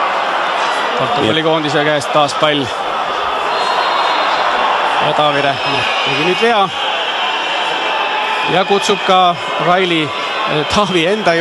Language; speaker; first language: Estonian; native; Estonian